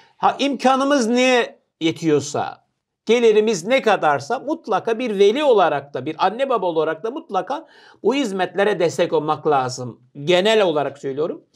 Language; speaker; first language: Turkish; native; Turkish